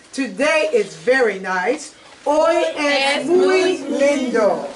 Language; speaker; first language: Spanish; non-native, learner; English